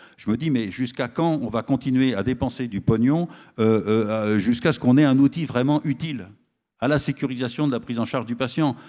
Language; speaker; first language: French; native; French